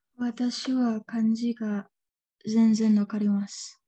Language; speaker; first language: Japanese; non-native, learner; Indonesian